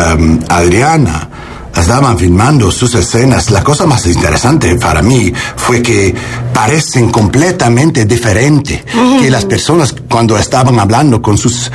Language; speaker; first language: Spanish; early bilingual, heritage; English